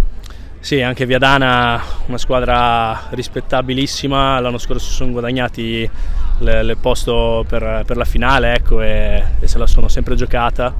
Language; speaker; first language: Italian; native; Italian